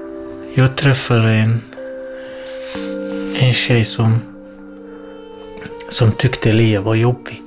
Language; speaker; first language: Swedish; non-native, learner; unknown